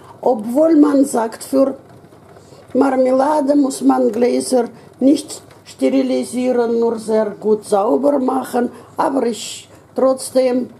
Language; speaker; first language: German; non-native, fluent; Russian